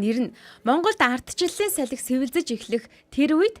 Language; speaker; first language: Mongolian; native; Mongolian